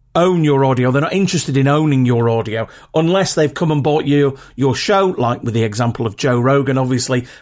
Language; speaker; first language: English; native; English